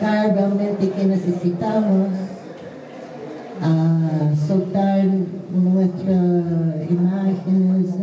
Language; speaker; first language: Spanish; non-native, fluent; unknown